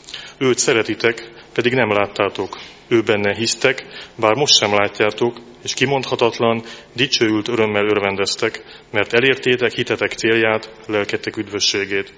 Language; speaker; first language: Hungarian; native; Hungarian